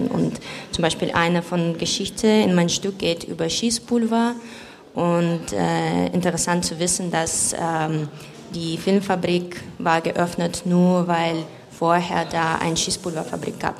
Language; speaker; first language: German; non-native, fluent; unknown